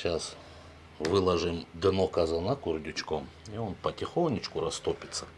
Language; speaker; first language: Russian; native; Russian